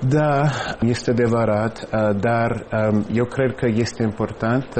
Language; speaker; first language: Romanian; non-native, fluent; English